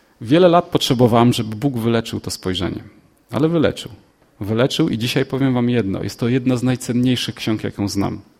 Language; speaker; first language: Polish; native; Polish